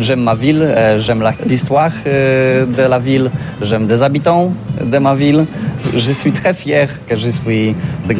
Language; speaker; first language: French; non-native, learner; Polish